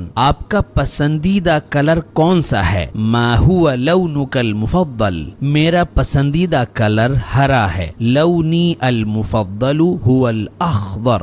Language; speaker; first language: Urdu; native; Urdu